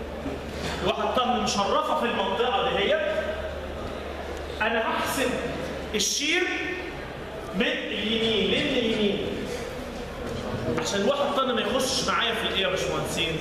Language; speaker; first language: Arabic; native; Arabic